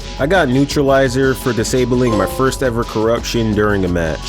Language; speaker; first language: English; native; English